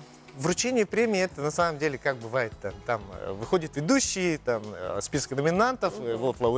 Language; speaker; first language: Russian; non-native, local second language; Yakut